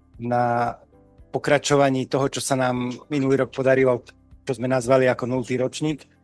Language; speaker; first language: Slovak; native; Slovak